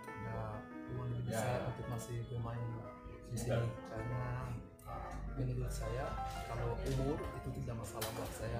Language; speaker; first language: Indonesian; non-native, fluent; Portuguese